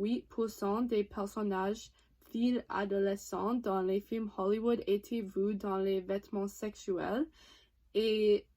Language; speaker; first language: French; non-native, learner; English